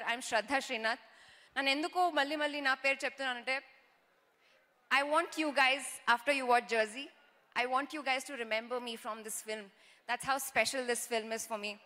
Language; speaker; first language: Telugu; non-native, learner; Kannada